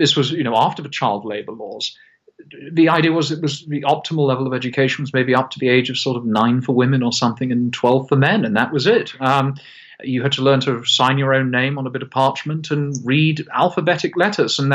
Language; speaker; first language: English; native; English